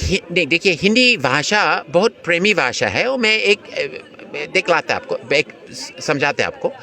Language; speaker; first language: Hindi; non-native, fluent; English